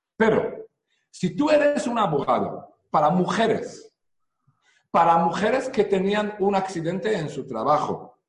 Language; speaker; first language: Spanish; non-native, fluent; Hebrew